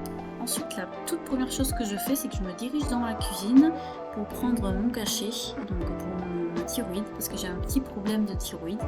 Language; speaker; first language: French; native; French